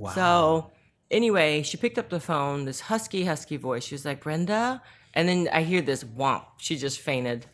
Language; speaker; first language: English; early bilingual, other home language; Korean